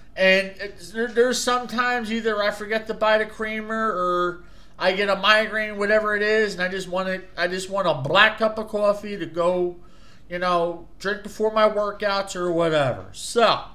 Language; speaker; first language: English; native; English